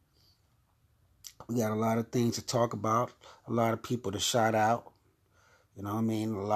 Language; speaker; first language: English; native; English